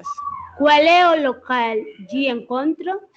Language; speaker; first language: Portuguese; non-native, learner; Spanish